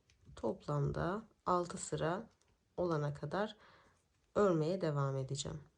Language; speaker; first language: Turkish; native; Turkish